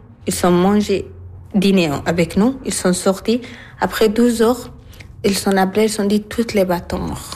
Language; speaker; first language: French; non-native, learner; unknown